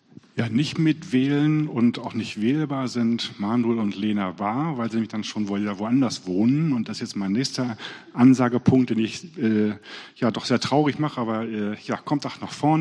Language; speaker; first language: German; native; German